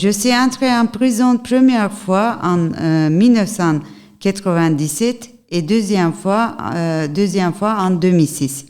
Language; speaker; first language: French; non-native, learner; Turkish